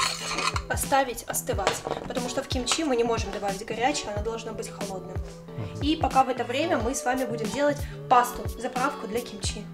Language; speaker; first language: Russian; native; Russian